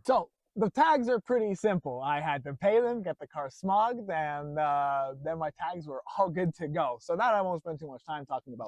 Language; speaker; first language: English; native; English